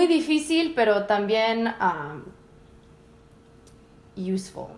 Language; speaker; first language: Spanish; early bilingual, heritage; Spanish